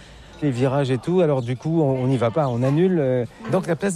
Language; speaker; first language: French; native; French